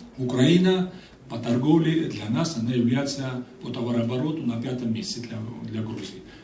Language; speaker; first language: Russian; non-native, local second language; Georgian